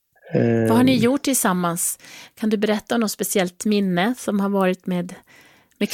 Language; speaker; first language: Swedish; native; Swedish